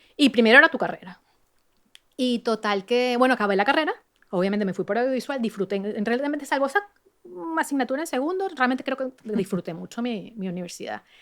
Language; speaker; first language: Spanish; native; Spanish